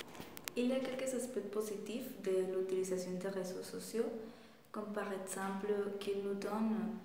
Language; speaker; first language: French; non-native, fluent; Spanish